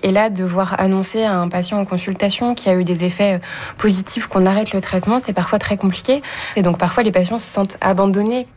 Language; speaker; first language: French; native; French